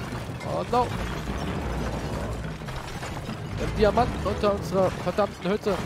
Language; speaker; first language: German; native; German